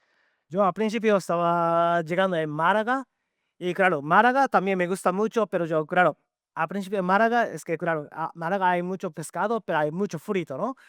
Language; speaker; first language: Spanish; non-native, learner; Japanese